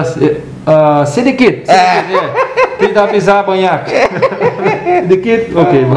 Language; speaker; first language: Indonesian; non-native, learner; Portuguese